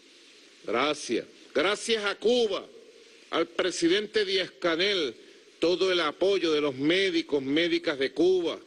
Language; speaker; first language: Spanish; native; Spanish